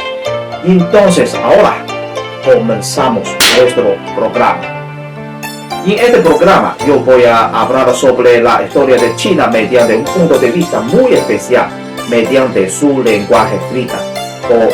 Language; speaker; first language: Spanish; non-native, learner; Chinese